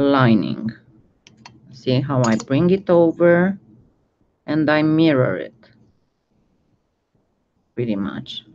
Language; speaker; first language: English; non-native, fluent; French